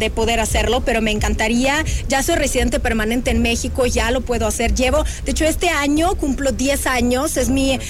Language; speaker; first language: Spanish; non-native, fluent; Russian